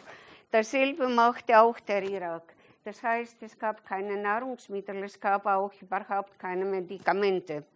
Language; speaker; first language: German; non-native, fluent; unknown